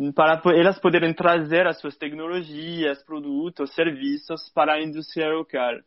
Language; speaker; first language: Portuguese; non-native, fluent; French